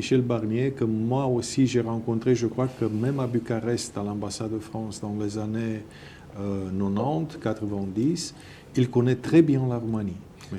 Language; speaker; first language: French; non-native, fluent; Romanian